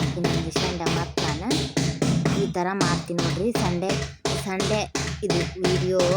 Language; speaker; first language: Kannada; native; Kannada